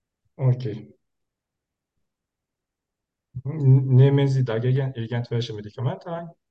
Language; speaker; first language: German; non-native, learner; Turkish